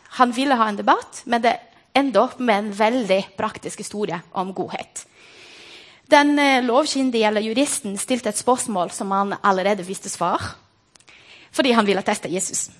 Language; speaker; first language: Norwegian; non-native, fluent; Portuguese